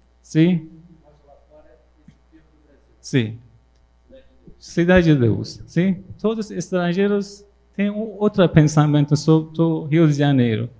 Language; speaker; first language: Portuguese; non-native, learner; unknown